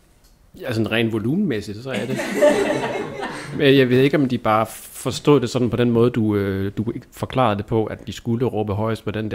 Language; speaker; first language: Danish; native; Danish